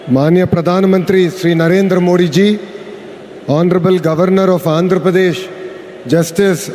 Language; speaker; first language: Hindi; non-native, local second language; Telugu